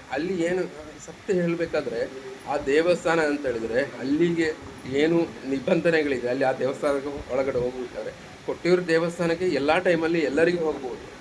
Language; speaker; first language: Kannada; non-native, local second language; Malayalam